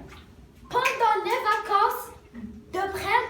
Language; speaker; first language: French; non-native, learner; Arabic